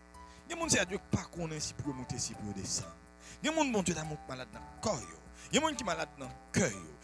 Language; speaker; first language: French; non-native, local second language; Haitian Creole